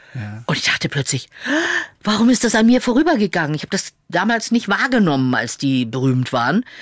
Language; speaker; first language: German; native; German